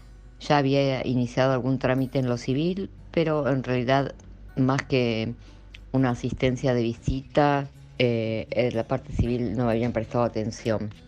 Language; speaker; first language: Spanish; native; Spanish